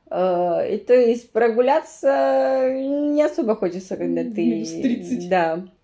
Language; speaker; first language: Russian; non-native, fluent; Spanish